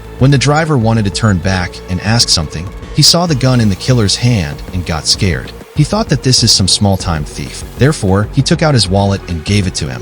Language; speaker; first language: English; non-native, local second language; Hindi